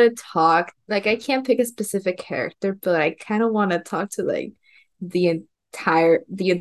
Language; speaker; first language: English; non-native, fluent; Spanish